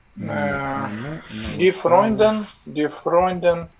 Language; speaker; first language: German; non-native, learner; Ukrainian